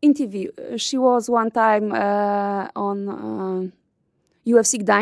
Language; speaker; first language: English; non-native, learner; Polish